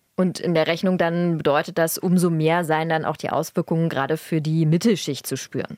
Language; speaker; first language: German; native; German